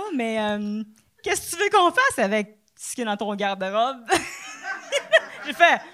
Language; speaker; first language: French; native; French